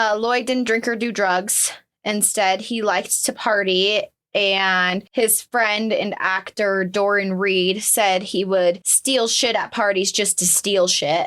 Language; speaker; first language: English; native; English